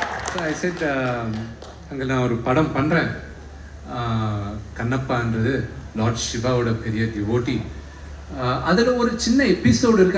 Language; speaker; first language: Tamil; non-native, local second language; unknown